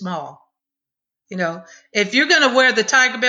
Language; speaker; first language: English; native; English